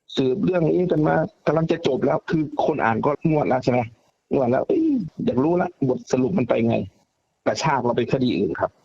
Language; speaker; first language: Thai; native; Thai